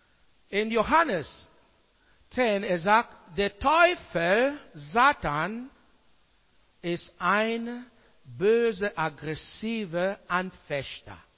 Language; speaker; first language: German; non-native, learner; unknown